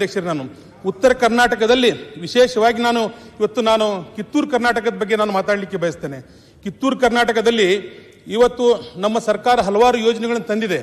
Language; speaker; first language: Kannada; non-native, local second language; Urdu